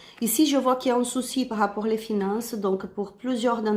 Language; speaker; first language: French; non-native, learner; Spanish